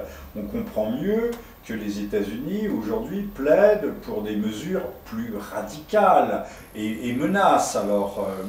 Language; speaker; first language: French; native; French